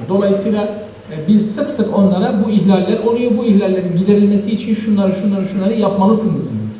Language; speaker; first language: Turkish; native; Turkish